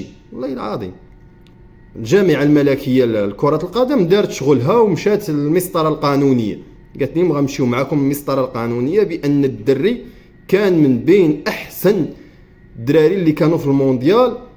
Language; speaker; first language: Arabic; native; Arabic